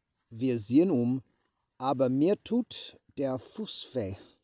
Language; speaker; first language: German; non-native, learner; English